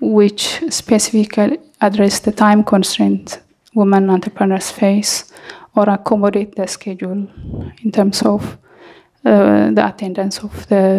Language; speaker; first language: English; non-native, fluent; Amharic